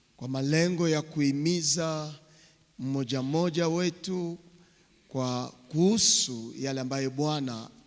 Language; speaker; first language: Swahili; native; Swahili